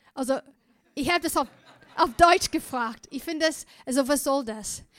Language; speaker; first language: German; non-native, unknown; English